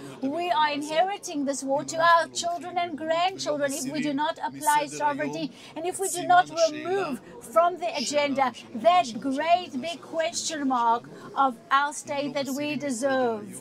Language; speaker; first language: English; non-native, fluent; Hebrew